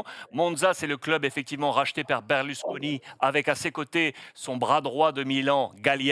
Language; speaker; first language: French; native; French